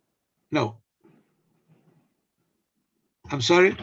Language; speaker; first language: English; non-native, learner; Portuguese